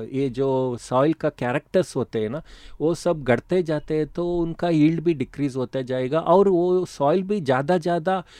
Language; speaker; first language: Hindi; non-native, local second language; Kannada